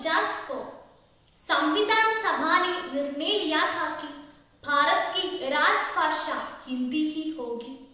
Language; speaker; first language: Hindi; non-native, local second language; Malayalam